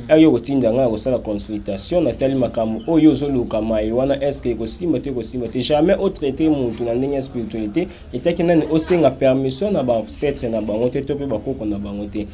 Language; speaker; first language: Lingala; non-native, local second language; Kongo